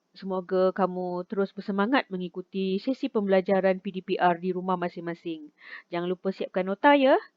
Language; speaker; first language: Malay; native; Malay